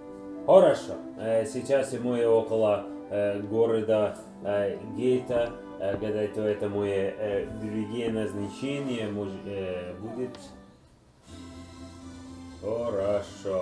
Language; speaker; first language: Russian; non-native, learner; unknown